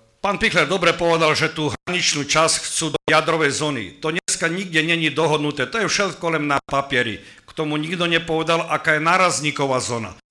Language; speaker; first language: Slovak; native; Slovak